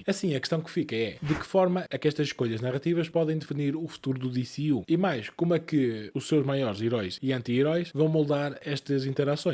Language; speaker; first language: Portuguese; native; Portuguese